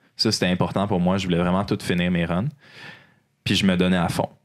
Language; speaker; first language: French; native; French